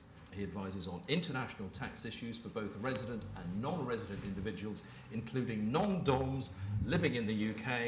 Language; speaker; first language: English; native; English